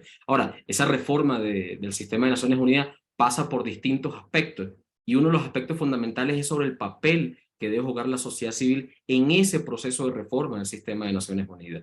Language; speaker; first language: Spanish; native; Spanish